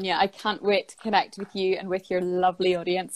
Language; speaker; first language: English; native; English